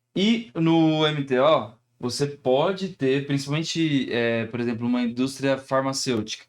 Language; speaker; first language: Portuguese; native; Portuguese